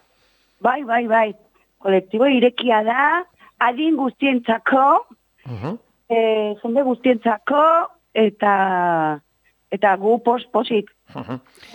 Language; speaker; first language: Basque; non-native, local second language; Spanish